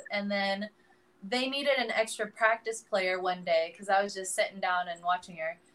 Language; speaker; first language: English; native; English